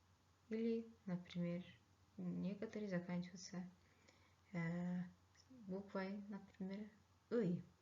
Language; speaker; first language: Russian; non-native, fluent; Kyrgyz